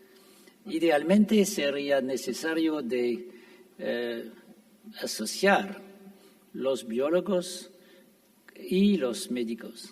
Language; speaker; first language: Spanish; non-native, fluent; French